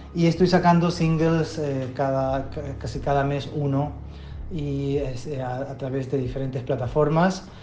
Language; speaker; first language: Spanish; native; Spanish